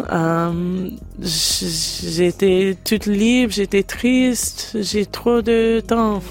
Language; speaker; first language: French; non-native, learner; English